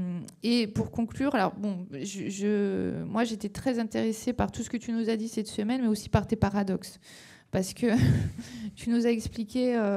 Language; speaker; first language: French; native; French